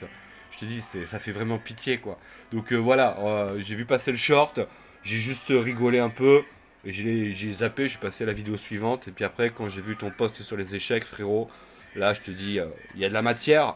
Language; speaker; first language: French; native; French